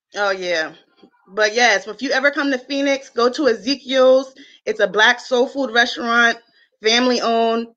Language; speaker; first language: English; native; English